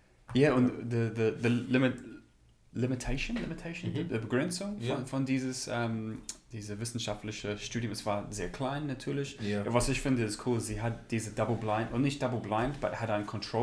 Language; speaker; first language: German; non-native, learner; English